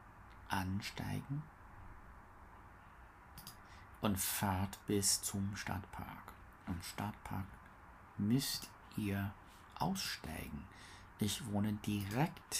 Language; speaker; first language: German; non-native, learner; English